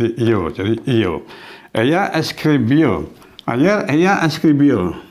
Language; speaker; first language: Spanish; non-native, fluent; Indonesian